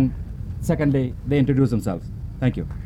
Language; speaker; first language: English; non-native, fluent; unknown